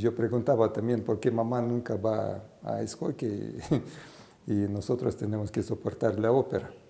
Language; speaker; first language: Spanish; non-native, fluent; Russian